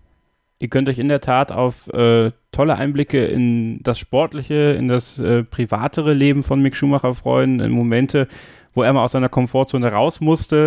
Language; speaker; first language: German; native; German